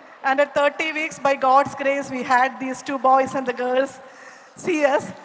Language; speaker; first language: English; non-native, local second language; Malayalam